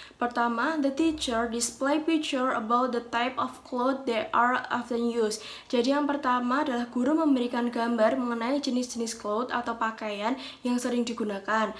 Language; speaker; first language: English; non-native, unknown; Indonesian